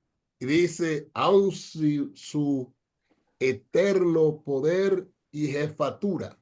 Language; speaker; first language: Spanish; non-native, fluent; English